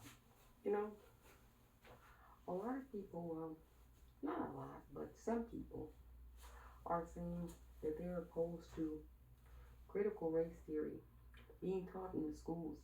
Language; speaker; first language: English; native; English